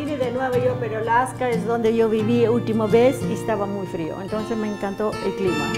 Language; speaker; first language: Spanish; non-native, fluent; English